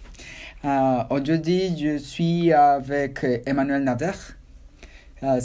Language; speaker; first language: French; non-native, learner; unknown